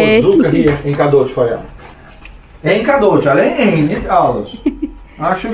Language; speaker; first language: Dutch; non-native, learner; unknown